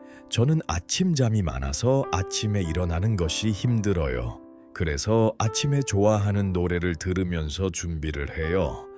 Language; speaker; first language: Korean; non-native, fluent; Uzbek